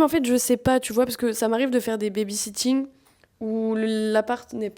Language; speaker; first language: French; native; French